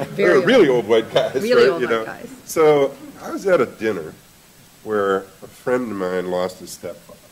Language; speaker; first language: English; native; English